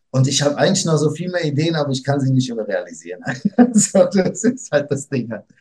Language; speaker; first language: German; early bilingual, other home language; Portuguese